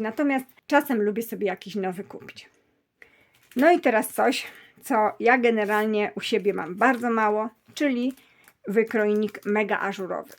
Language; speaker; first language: Polish; native; Polish